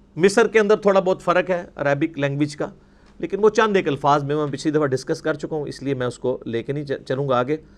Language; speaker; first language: Urdu; non-native, local second language; Punjabi